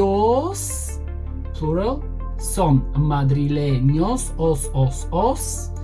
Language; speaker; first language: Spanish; non-native, fluent; Bulgarian